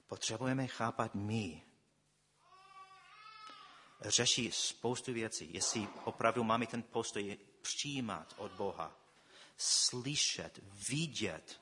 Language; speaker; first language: Czech; non-native, fluent; English